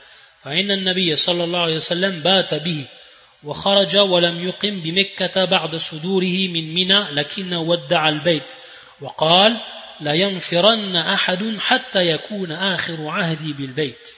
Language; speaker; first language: Arabic; non-native, fluent; French